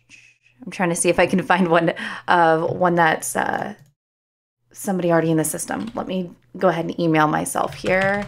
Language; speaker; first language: English; native; English